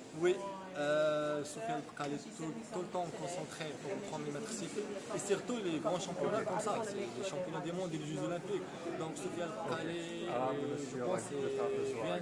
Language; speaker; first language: French; non-native, learner; Arabic